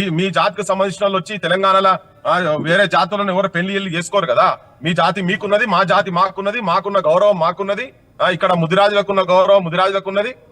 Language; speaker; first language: Telugu; native; Telugu